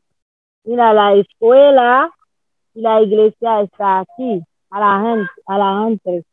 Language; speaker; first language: Spanish; non-native, learner; Haitian Creole